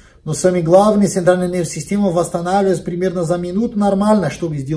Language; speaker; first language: Russian; non-native, learner; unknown